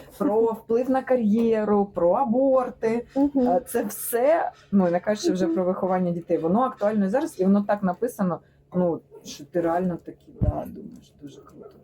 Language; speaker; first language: Ukrainian; non-native, local second language; Russian